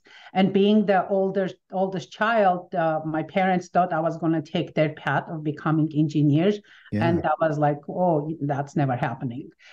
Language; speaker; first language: English; non-native, fluent; Armenian